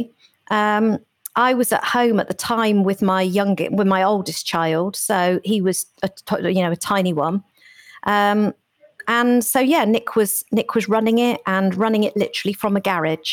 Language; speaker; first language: English; native; English